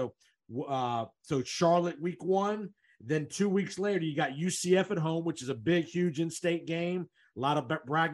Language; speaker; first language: English; native; English